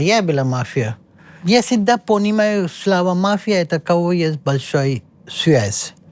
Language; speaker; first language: Russian; non-native, learner; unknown